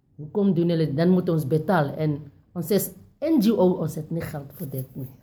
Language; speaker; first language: Afrikaans; non-native, local second language; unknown